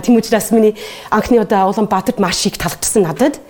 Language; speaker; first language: Mongolian; non-native, fluent; English